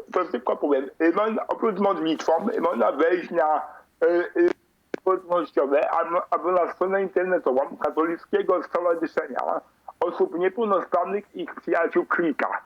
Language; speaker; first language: Polish; non-native, fluent; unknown